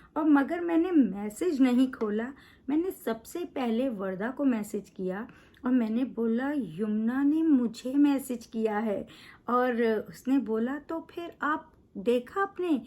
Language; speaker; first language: Urdu; native; Urdu